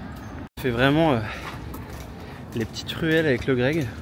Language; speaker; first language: French; native; French